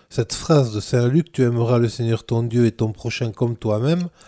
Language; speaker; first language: French; non-native, local second language; Mossi